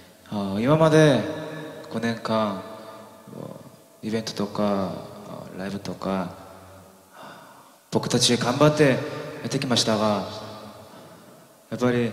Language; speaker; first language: Japanese; non-native, fluent; Korean